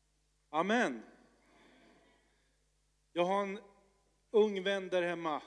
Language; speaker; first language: Swedish; early bilingual, other home language; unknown